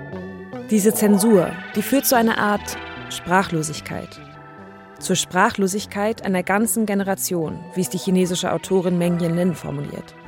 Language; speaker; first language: German; native; German